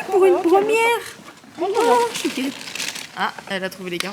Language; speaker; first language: French; native; French